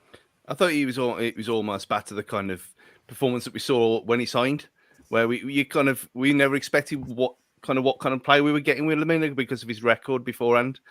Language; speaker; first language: English; native; English